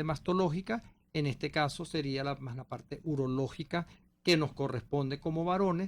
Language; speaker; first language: Spanish; native; Spanish